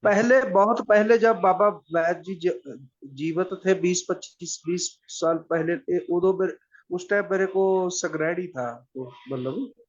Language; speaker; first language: Hindi; non-native, local second language; Punjabi